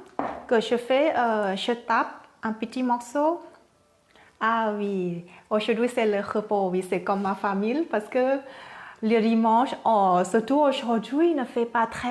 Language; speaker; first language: French; non-native, learner; Thai